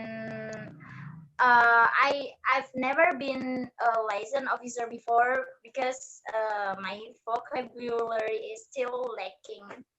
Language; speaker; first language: English; non-native, learner; Indonesian